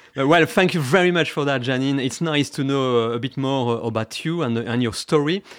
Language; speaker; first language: English; non-native, fluent; French